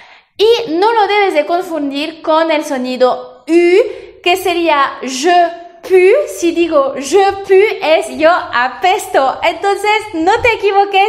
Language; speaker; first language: Spanish; non-native, fluent; French